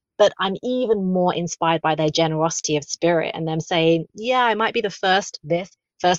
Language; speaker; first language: English; native; English